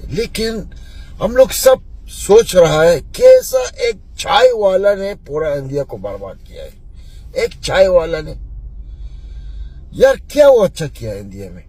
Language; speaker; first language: Hindi; non-native, learner; Arabic